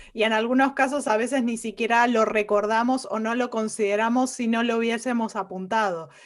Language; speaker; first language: Spanish; native; Spanish